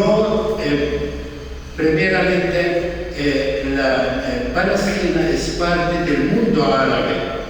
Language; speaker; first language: Spanish; non-native, fluent; Arabic